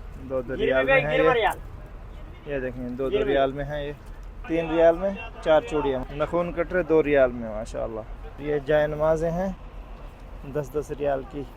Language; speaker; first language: Hindi; native; Hindi